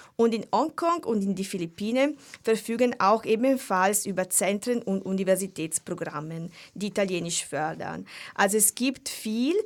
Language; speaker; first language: German; non-native, fluent; Italian